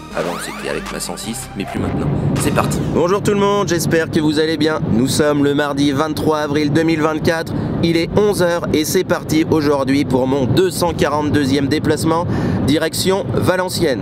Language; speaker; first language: French; native; French